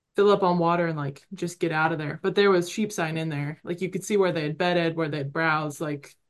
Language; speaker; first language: English; native; English